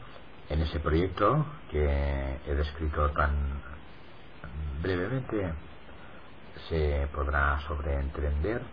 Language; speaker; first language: Spanish; native; Spanish